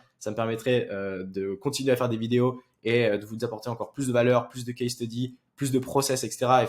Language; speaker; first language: French; native; French